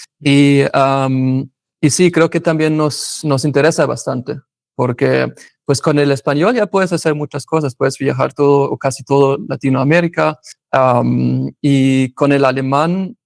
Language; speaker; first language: Spanish; non-native, fluent; German